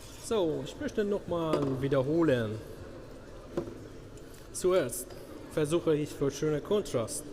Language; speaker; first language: German; non-native, learner; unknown